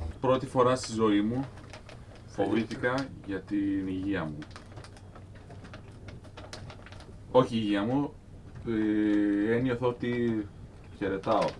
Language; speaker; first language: Greek; non-native, fluent; Turkish